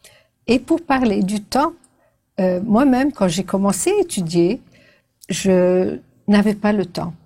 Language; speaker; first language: French; non-native, fluent; Portuguese